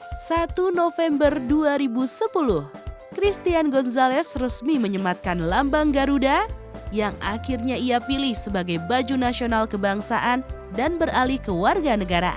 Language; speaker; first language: Indonesian; native; Indonesian